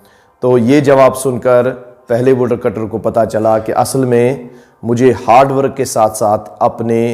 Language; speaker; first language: Hindi; native; Hindi